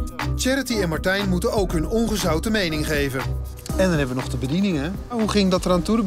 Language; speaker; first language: Dutch; native; Dutch